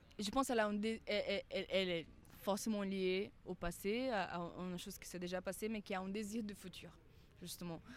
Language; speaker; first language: French; non-native, fluent; Portuguese